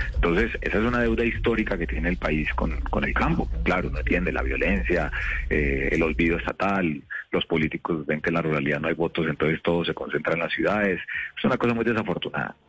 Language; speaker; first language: Spanish; native; Spanish